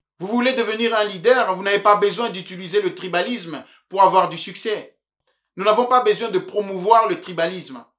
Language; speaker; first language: French; non-native, local second language; Luba-Lulua